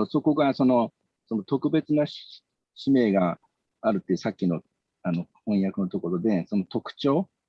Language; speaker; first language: Japanese; native; Japanese